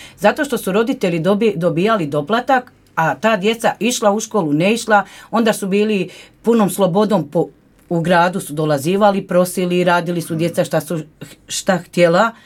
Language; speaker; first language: Croatian; non-native, local second language; Romany